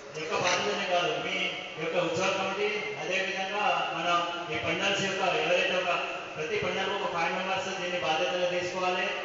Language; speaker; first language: Telugu; native; Telugu